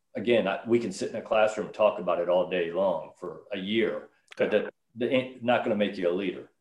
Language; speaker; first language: English; native; English